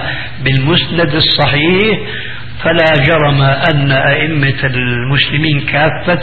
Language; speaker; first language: Arabic; native; Arabic